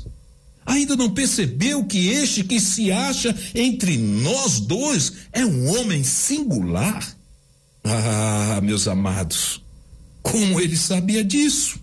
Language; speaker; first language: Portuguese; native; Portuguese